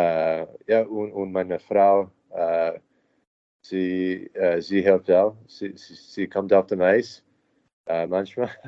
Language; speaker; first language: German; non-native, learner; English